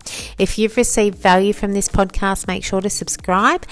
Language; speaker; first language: English; native; English